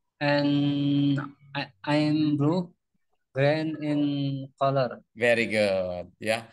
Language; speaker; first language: English; non-native, fluent; Indonesian